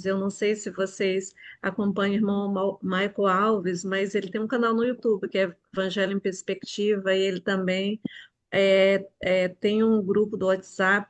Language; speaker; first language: Portuguese; native; Portuguese